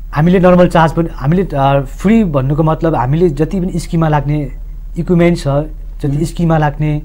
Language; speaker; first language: Nepali; non-native, local second language; Sherpa